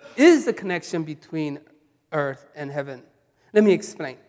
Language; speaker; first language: English; early bilingual, other home language; Korean